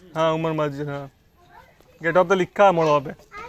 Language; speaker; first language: Hindi; native; Hindi